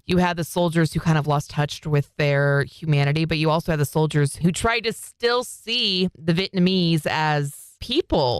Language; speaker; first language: English; native; English